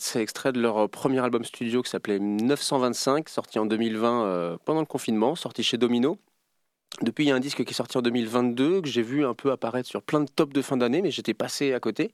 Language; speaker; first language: French; native; French